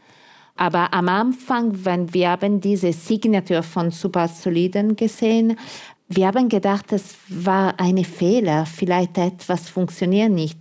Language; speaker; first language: German; non-native, fluent; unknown